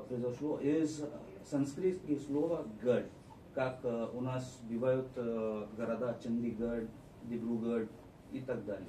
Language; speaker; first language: Russian; non-native, fluent; Marathi